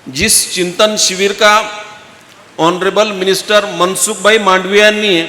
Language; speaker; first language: Hindi; non-native, local second language; Marathi